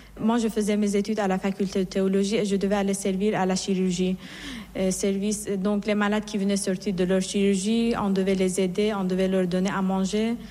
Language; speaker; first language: French; non-native, fluent; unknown